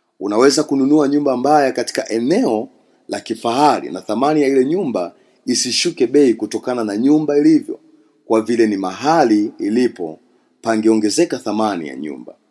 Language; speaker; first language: Swahili; non-native, local second language; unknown